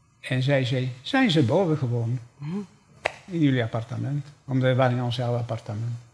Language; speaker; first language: Dutch; non-native, fluent; Polish